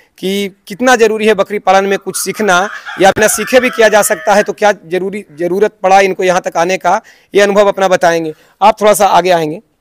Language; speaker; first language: Hindi; native; Hindi